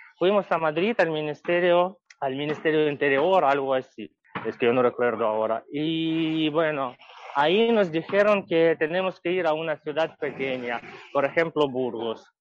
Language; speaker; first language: Spanish; non-native, fluent; Ukrainian